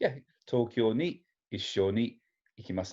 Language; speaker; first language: Japanese; non-native, fluent; English